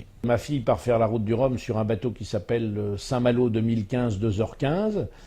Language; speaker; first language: French; native; French